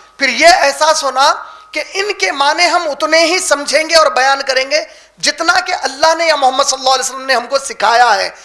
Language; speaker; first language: Urdu; native; Urdu